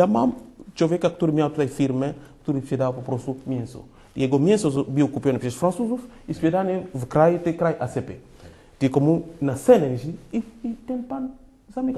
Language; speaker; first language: Polish; non-native, fluent; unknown